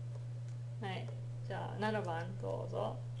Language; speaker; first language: Japanese; non-native, fluent; English